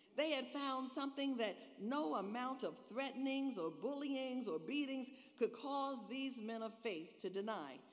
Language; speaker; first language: English; native; English